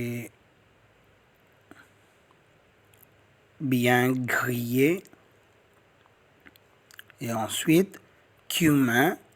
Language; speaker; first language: French; non-native, learner; Tamil